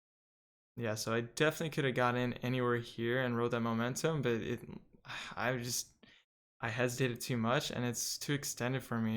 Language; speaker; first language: English; native; English